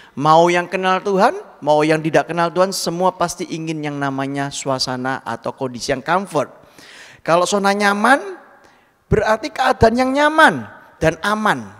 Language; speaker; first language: Indonesian; native; Indonesian